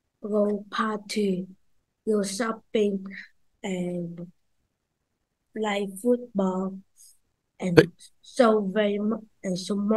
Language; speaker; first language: English; non-native, learner; Vietnamese